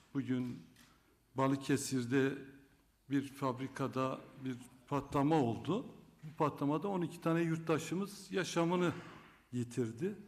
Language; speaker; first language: Turkish; non-native, local second language; Kurdish